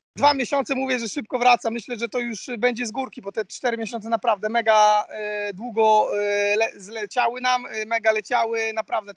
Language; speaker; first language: Polish; native; Polish